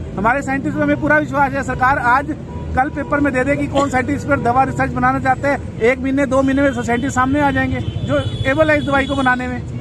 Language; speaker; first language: Hindi; native; Hindi